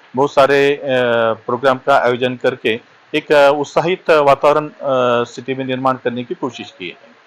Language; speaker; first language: Hindi; non-native, local second language; Marathi